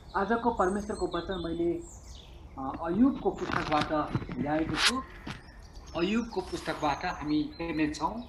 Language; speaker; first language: Nepali; native; Nepali